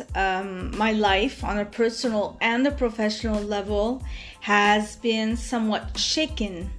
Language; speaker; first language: English; native; English